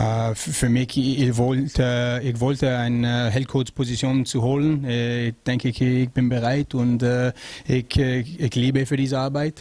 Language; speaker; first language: German; non-native, learner; French